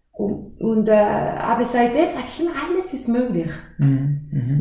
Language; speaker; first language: German; non-native, fluent; French